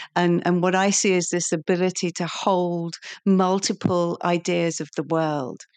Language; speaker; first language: English; native; English